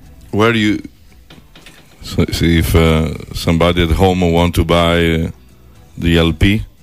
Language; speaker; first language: English; non-native, learner; Italian